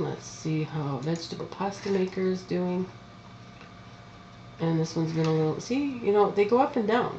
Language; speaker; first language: English; native; English